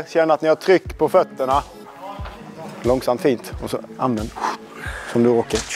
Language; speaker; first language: Swedish; native; Swedish